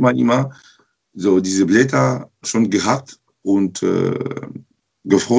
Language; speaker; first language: German; non-native, learner; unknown